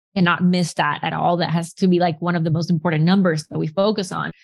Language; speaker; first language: English; non-native, fluent; Spanish